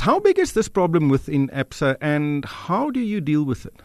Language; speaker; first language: English; non-native, local second language; Afrikaans